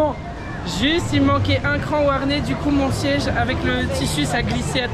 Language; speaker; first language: French; native; French